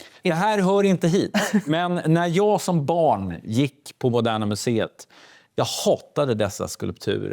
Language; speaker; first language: Swedish; native; Swedish